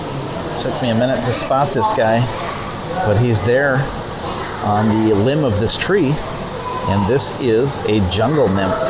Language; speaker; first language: English; native; English